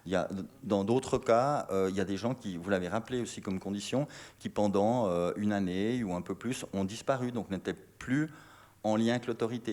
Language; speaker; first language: French; native; French